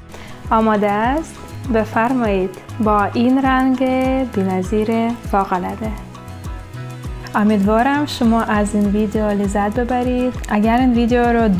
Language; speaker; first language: Persian; non-native, learner; Russian